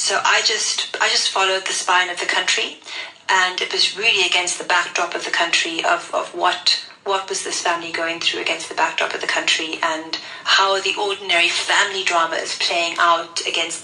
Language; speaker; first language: English; native; English